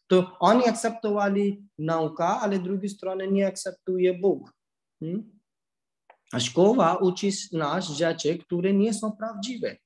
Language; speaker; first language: Polish; non-native, learner; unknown